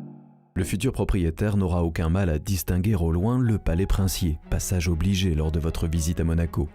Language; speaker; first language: French; native; French